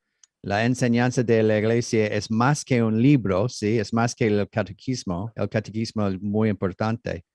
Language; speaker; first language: Spanish; non-native, learner; English